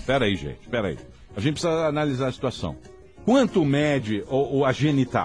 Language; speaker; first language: Portuguese; native; Portuguese